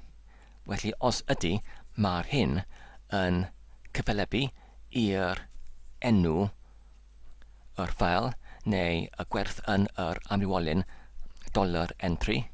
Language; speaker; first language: Welsh; non-native, learner; English